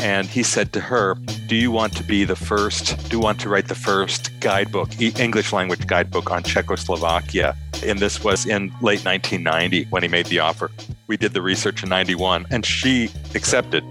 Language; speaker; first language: English; native; English